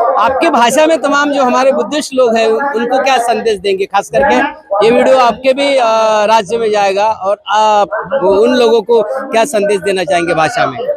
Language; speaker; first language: Hindi; non-native, local second language; Marathi